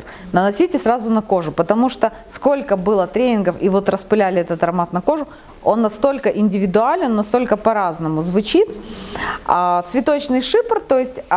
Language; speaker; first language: Russian; native; Russian